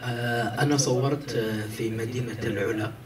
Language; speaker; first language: Arabic; native; Arabic